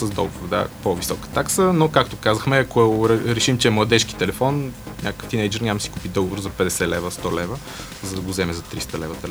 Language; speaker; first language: Bulgarian; native; Bulgarian